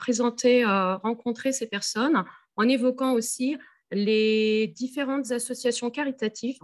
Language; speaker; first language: French; native; French